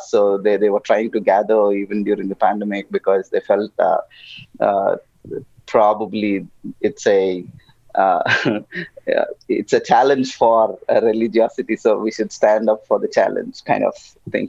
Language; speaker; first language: English; non-native, local second language; Telugu